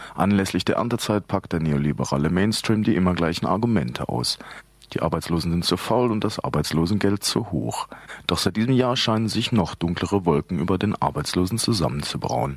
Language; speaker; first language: German; native; German